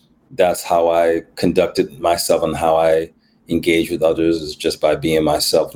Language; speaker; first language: English; native; English